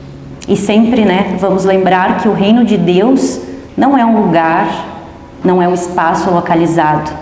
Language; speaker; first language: Portuguese; native; Portuguese